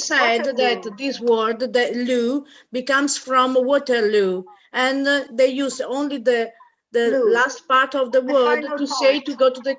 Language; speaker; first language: English; non-native, learner; Italian